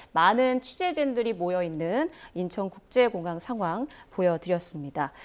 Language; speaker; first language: Korean; native; Korean